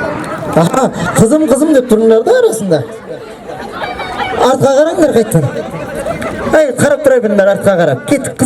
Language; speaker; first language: Kazakh; native; Kazakh